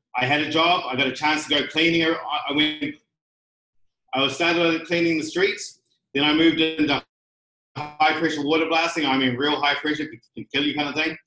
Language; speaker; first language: English; native; English